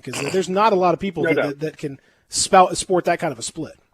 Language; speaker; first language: English; native; English